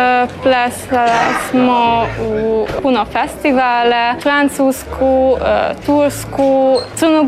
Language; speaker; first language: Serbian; early bilingual, heritage; Croatian